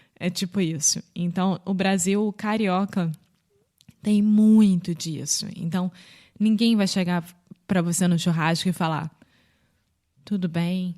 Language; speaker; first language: Portuguese; native; Portuguese